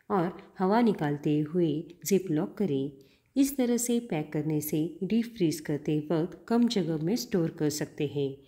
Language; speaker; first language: Hindi; non-native, local second language; Marathi